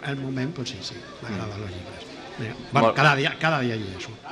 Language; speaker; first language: Catalan; non-native, local second language; Spanish